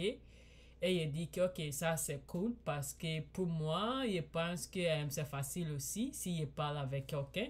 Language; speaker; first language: French; non-native, learner; English